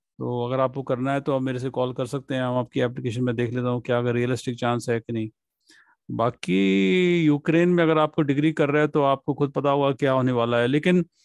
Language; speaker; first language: Hindi; non-native, local second language; Punjabi